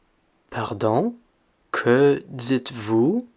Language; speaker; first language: French; non-native, fluent; English